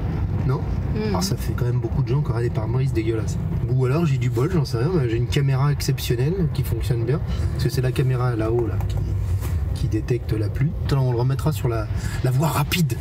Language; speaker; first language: French; native; French